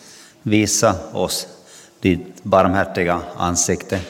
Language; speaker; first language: Swedish; non-native, local second language; Finnish